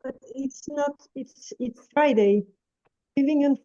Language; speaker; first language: English; non-native, learner; Portuguese